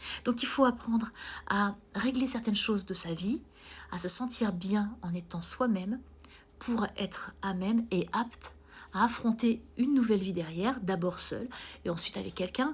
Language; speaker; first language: French; native; French